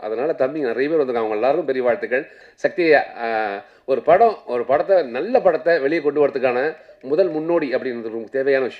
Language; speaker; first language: Tamil; native; Tamil